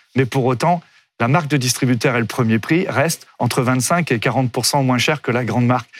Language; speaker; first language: French; native; French